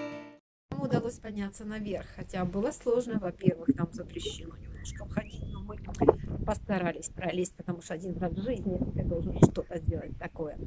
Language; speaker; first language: Russian; native; Russian